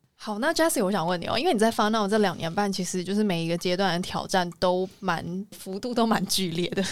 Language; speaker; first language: Chinese; native; Chinese